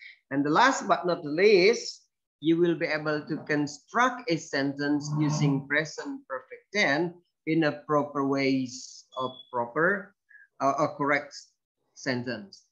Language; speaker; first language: English; non-native, fluent; Indonesian